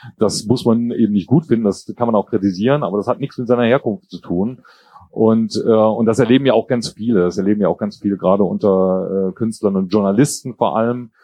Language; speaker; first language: German; native; German